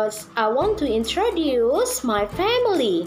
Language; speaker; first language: English; non-native, learner; Indonesian